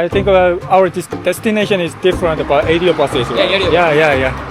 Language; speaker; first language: English; non-native, learner; Korean